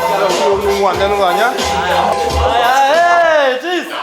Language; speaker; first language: Korean; native; Korean